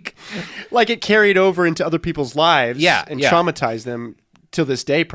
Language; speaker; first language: English; native; English